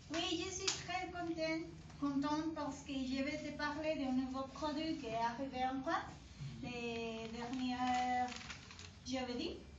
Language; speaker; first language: French; non-native, learner; Spanish